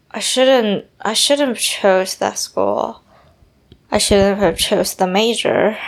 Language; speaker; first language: English; non-native, fluent; Chinese